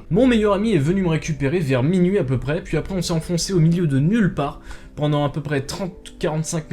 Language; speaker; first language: French; native; French